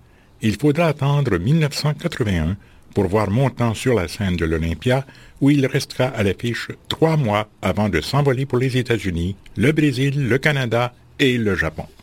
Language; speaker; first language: French; native; French